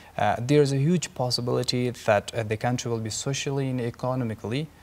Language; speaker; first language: English; non-native, fluent; Persian